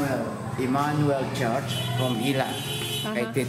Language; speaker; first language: English; non-native, learner; Indonesian